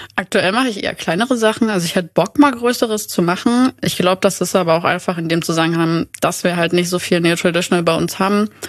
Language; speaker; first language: German; native; German